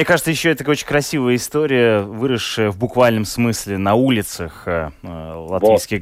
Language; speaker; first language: Russian; native; Russian